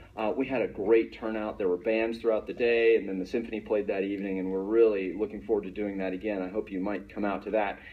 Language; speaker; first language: English; native; English